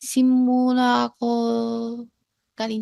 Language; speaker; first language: Filipino; non-native, learner; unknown